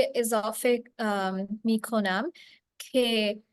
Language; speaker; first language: Persian; non-native, learner; English